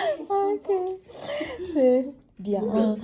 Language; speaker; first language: French; non-native, learner; Vietnamese